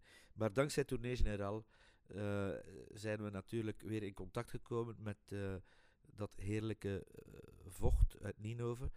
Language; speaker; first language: Dutch; native; Dutch